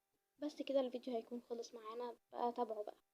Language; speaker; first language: Arabic; native; Arabic